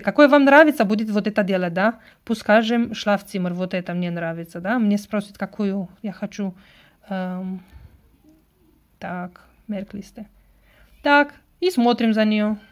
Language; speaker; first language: Russian; non-native, learner; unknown